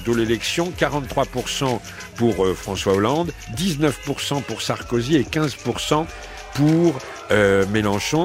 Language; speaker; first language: French; native; French